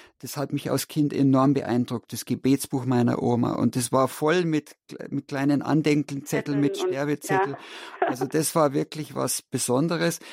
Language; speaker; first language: German; native; German